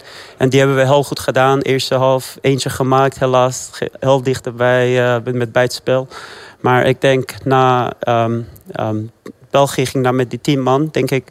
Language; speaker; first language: Dutch; early bilingual, other home language; Persian